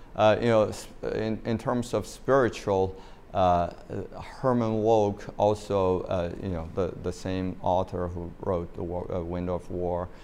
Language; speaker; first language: English; non-native, fluent; Chinese